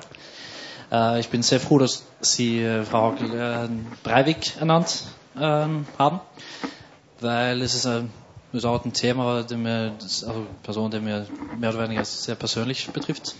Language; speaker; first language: German; non-native, fluent; Norwegian